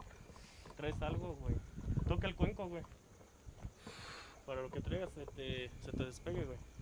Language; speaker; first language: Spanish; native; Spanish